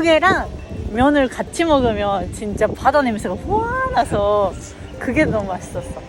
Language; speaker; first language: Korean; non-native, fluent; Japanese